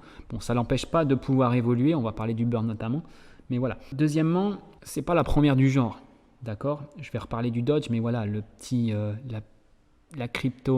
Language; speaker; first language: French; native; French